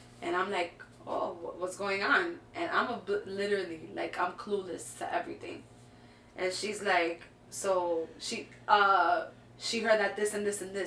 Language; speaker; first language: English; early bilingual, other home language; Spanish